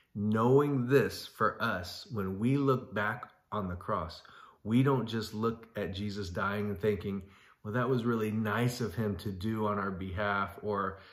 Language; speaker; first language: English; native; English